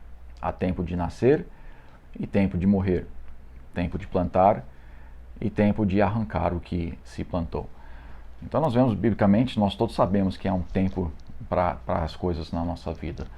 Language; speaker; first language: Portuguese; non-native, fluent; English